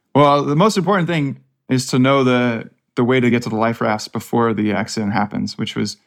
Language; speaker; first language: English; native; English